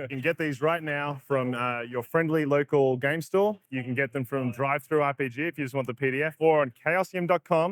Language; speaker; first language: English; native; English